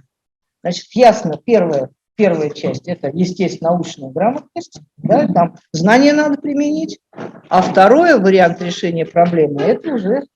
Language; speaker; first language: Russian; native; Russian